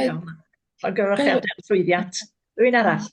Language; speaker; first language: Welsh; native; Welsh